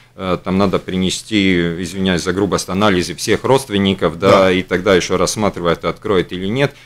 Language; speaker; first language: Russian; non-native, local second language; Latvian